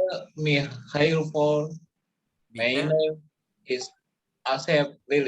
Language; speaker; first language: English; non-native, learner; Indonesian